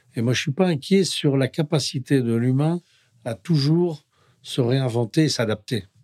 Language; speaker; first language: French; native; French